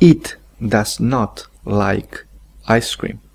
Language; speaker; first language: English; non-native, fluent; Spanish